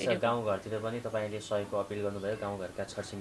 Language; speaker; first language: Nepali; native; Nepali